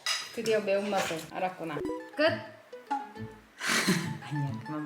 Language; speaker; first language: Korean; native; Korean